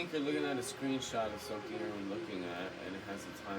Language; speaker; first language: English; native; English